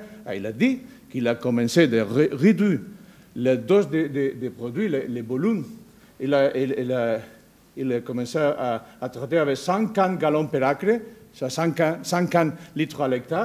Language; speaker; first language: French; non-native, learner; Spanish